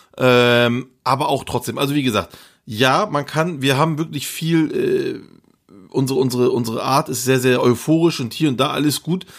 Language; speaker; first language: German; early bilingual, other home language; Turkish